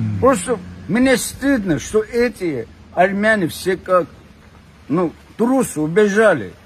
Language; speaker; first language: Russian; non-native, local second language; Armenian